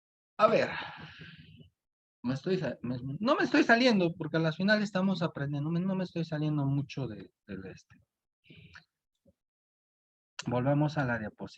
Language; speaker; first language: Spanish; native; Spanish